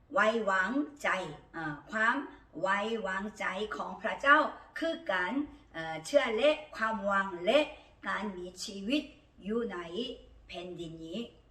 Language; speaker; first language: Thai; non-native, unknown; Korean